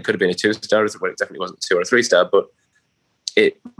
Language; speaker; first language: English; native; English